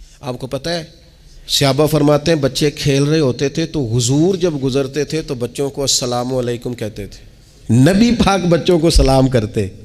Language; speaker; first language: Urdu; non-native, local second language; Punjabi